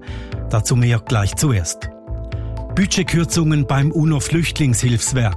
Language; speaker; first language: German; native; German